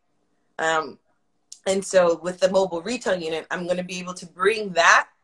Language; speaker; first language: English; native; English